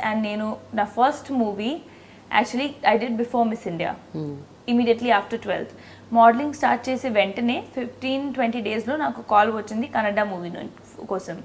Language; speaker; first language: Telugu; non-native, learner; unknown